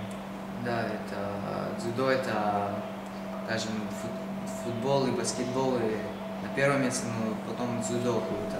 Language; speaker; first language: Russian; early bilingual, heritage; Hebrew